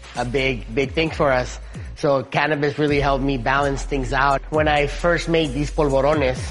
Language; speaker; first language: English; early bilingual, other home language; Spanish